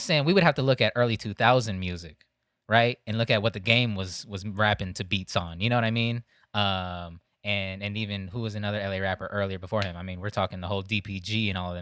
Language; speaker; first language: English; native; English